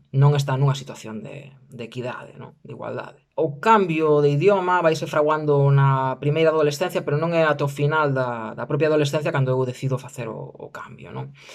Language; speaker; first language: Galician; non-native, local second language; Spanish